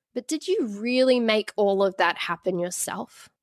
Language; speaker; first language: English; native; English